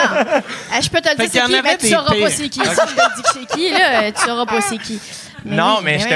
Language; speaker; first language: French; native; French